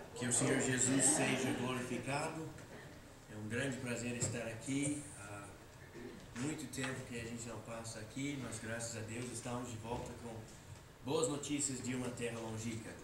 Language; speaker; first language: Portuguese; non-native, fluent; English